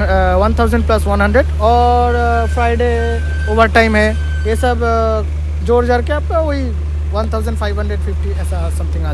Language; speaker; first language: Hindi; non-native, local second language; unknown